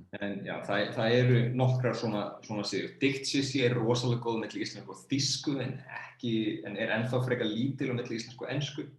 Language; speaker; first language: Icelandic; native; Icelandic